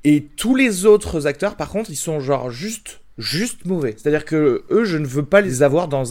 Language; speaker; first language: French; native; French